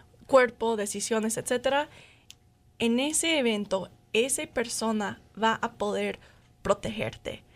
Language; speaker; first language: Spanish; non-native, learner; English